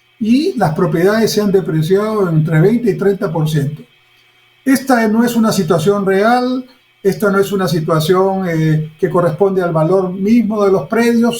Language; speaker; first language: Spanish; native; Spanish